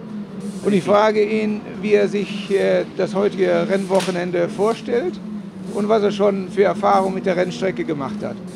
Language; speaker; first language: German; native; German